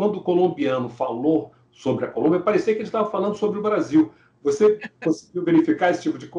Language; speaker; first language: Portuguese; native; Portuguese